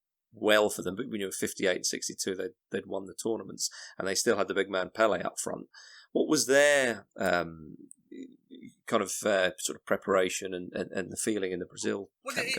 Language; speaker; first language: English; native; English